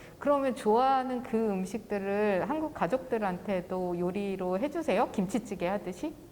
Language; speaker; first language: Korean; native; Korean